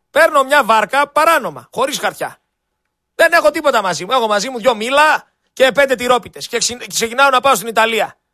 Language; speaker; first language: Greek; native; Greek